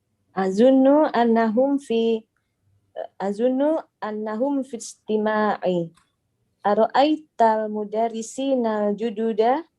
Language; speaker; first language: Arabic; non-native, learner; Indonesian